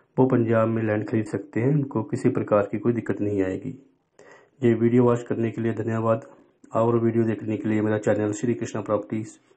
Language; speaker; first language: Hindi; non-native, local second language; Punjabi